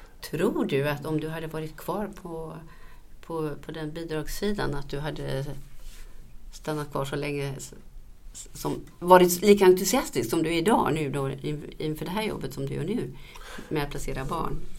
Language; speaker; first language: Swedish; native; Swedish